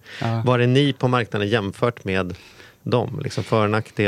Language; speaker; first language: Swedish; native; Swedish